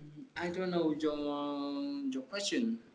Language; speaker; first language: English; non-native, learner; Vietnamese